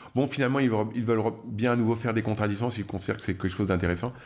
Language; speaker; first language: French; native; French